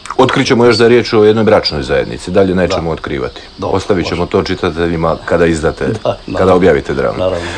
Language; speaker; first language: Croatian; native; Croatian